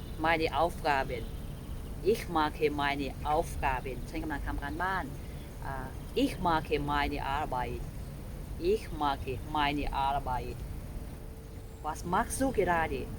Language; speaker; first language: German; non-native, learner; Thai